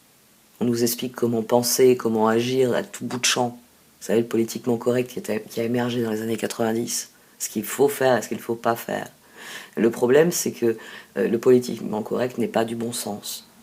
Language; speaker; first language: French; native; French